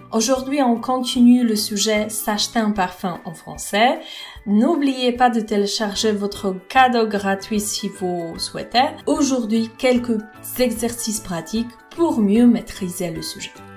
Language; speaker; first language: French; non-native, fluent; Polish